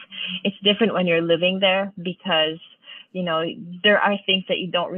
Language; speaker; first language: English; non-native, local second language; Filipino